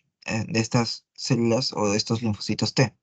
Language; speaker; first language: Spanish; native; Spanish